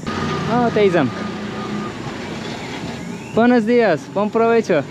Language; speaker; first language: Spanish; non-native, learner; Turkish